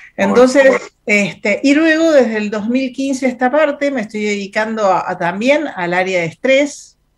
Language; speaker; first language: Spanish; native; Spanish